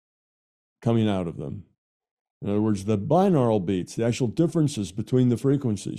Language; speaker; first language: English; native; English